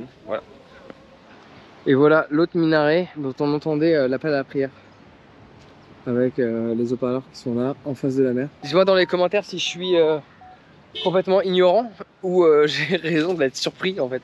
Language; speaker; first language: French; native; French